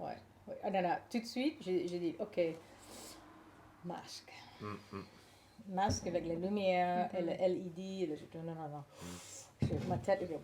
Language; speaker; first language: French; non-native, learner; English